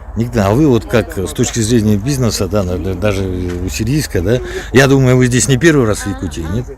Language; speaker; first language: Russian; native; Russian